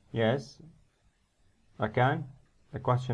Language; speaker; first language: English; non-native, fluent; Arabic